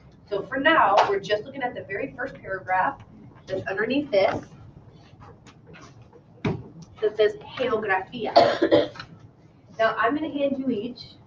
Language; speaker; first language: English; native; English